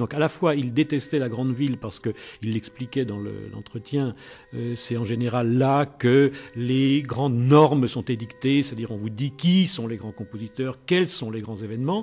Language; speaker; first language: French; native; French